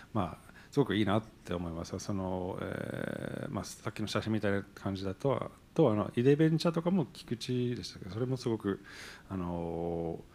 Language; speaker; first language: Japanese; non-native, fluent; English